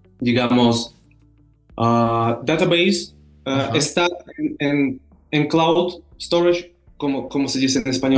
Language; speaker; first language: Spanish; non-native, learner; Russian